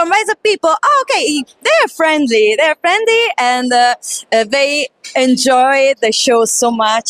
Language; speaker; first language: English; non-native, fluent; Italian